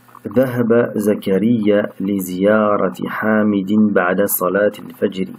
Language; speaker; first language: Arabic; non-native, fluent; French